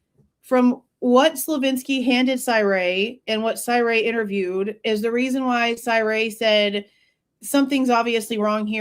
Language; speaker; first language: English; native; English